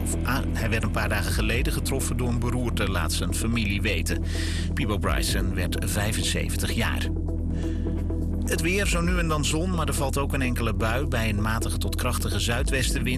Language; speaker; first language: Dutch; native; Dutch